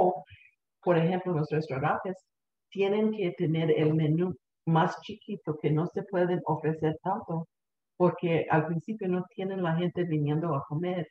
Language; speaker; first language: Spanish; early bilingual, heritage; Spanish